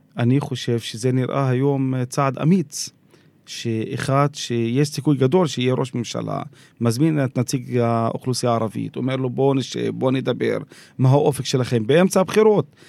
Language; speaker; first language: Hebrew; non-native, local second language; Arabic